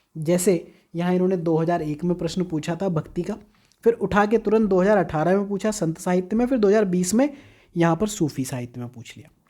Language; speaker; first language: Hindi; native; Hindi